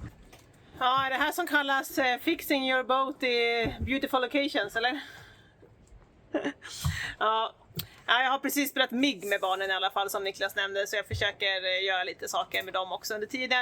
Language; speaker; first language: Swedish; native; Swedish